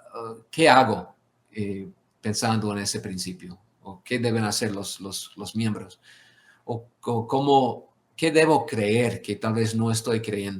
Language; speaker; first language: Spanish; non-native, fluent; English